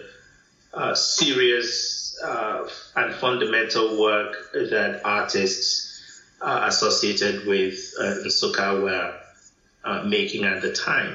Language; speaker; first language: English; non-native, local second language; Igbo